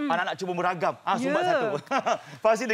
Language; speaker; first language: Malay; native; Malay